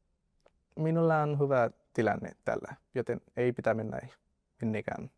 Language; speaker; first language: Finnish; non-native, learner; Nepali